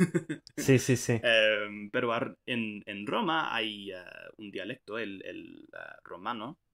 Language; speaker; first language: Spanish; non-native, fluent; English